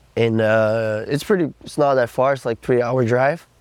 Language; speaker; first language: English; non-native, fluent; Portuguese